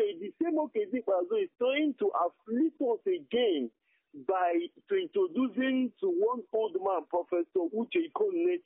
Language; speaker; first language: English; non-native, local second language; Igbo